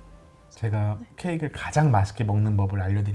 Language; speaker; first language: Korean; native; Korean